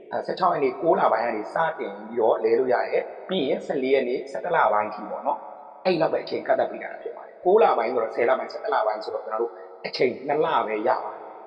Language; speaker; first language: Burmese; native; Burmese